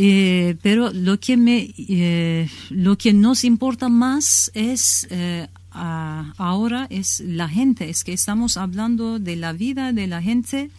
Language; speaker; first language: Spanish; non-native, learner; Kurdish